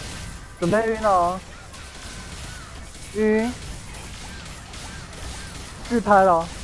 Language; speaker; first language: Chinese; native; Chinese